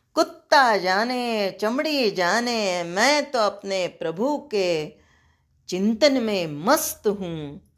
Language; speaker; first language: Hindi; non-native, local second language; Marathi